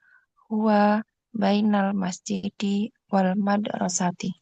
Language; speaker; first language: Arabic; non-native, learner; Indonesian